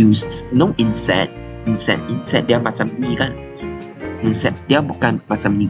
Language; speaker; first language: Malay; non-native, local second language; Chinese